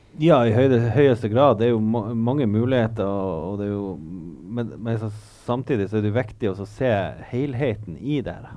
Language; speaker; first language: Norwegian; native; Norwegian